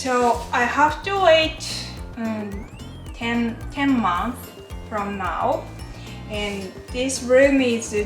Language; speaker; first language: English; non-native, learner; Japanese